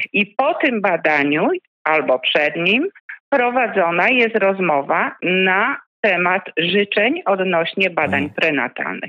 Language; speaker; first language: Polish; native; Polish